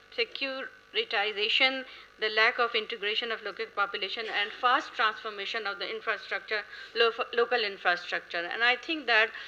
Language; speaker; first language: English; non-native, local second language; Urdu